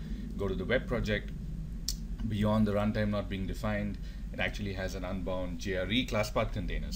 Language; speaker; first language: English; native; English